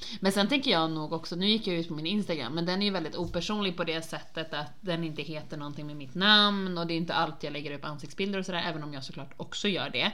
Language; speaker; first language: Swedish; native; Swedish